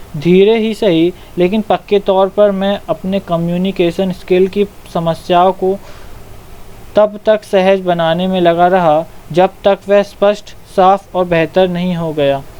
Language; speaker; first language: Hindi; native; Hindi